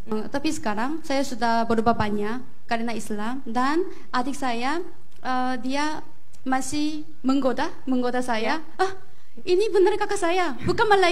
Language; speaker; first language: Indonesian; non-native, fluent; Korean